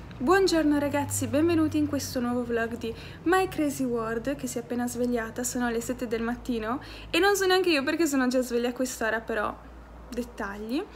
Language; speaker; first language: Italian; native; Italian